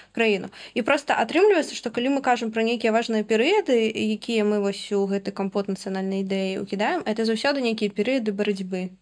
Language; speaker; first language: Belarusian; non-native, local second language; Russian